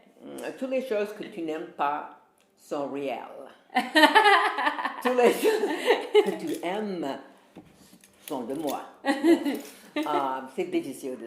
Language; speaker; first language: French; non-native, fluent; English